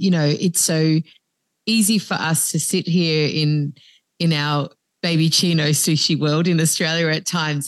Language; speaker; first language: English; native; English